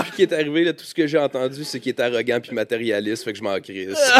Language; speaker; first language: French; native; French